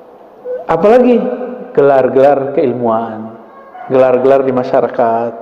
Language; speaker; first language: Indonesian; native; Indonesian